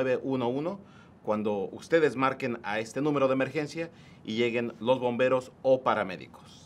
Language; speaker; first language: Spanish; native; Spanish